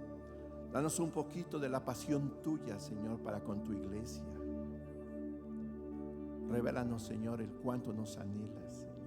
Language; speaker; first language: Spanish; native; Spanish